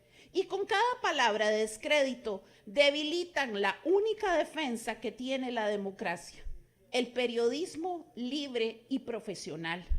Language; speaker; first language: Spanish; native; Spanish